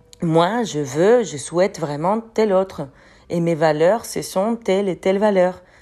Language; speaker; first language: French; non-native, fluent; Spanish